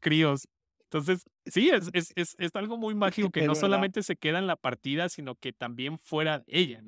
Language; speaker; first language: Spanish; native; Spanish